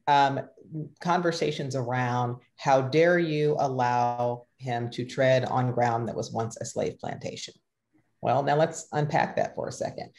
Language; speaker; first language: English; native; English